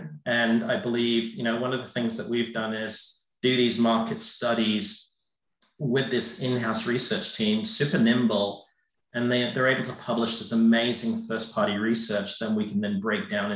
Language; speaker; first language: English; native; English